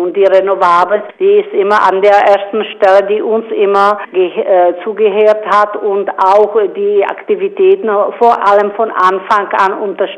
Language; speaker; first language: German; non-native, fluent; Czech